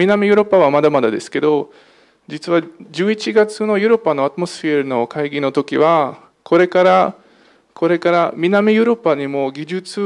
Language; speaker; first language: Japanese; non-native, fluent; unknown